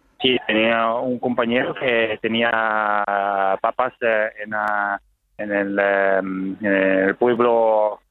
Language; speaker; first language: Spanish; non-native, learner; Italian